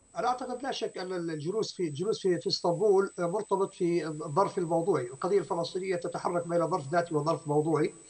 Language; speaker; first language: Arabic; native; Arabic